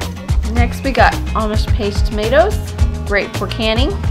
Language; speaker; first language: English; native; English